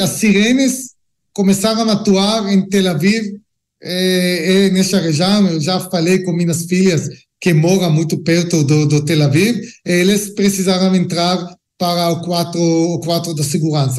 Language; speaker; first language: Portuguese; non-native, learner; Hebrew